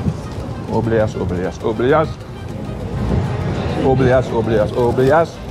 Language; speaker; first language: Spanish; non-native, learner; English